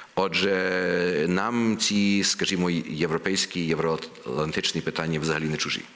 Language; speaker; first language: Ukrainian; early bilingual, heritage; Ukrainian